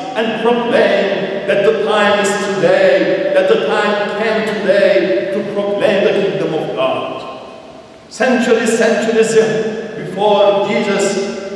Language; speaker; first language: English; non-native, fluent; Armenian